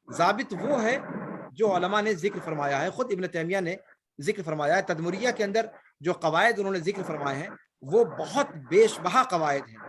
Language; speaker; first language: Urdu; native; Urdu